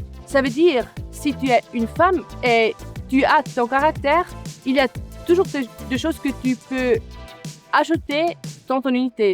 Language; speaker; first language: French; non-native, local second language; German